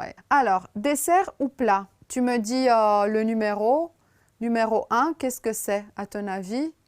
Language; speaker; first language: French; non-native, fluent; Romanian